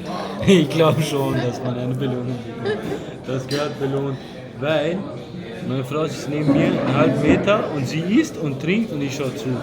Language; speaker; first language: German; early bilingual, other home language; Bosnian